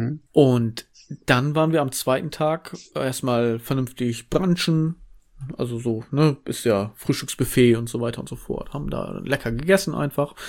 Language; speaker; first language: German; native; German